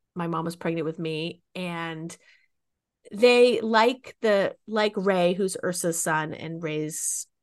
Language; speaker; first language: English; native; English